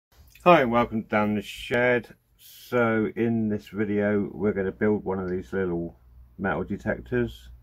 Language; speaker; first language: English; native; English